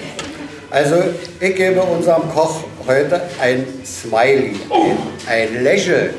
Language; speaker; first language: German; native; German